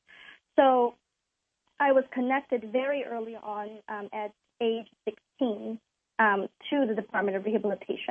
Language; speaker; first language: English; non-native, local second language; Cantonese